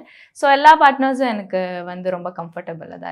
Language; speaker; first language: Tamil; non-native, local second language; Bangla